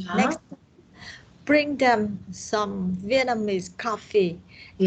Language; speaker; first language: English; non-native, learner; Vietnamese